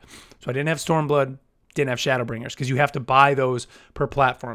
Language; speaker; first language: English; native; English